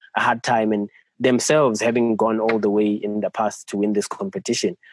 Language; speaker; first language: English; non-native, local second language; Southern Sotho